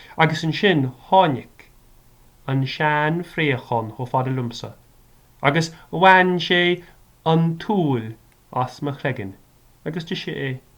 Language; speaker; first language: Irish; native; Irish